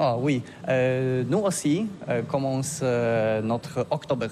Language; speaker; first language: French; non-native, learner; Polish